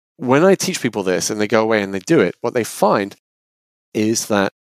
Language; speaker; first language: English; native; English